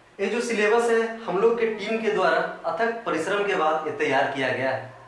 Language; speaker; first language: Hindi; native; Hindi